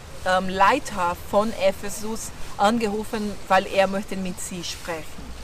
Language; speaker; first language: German; non-native, fluent; Portuguese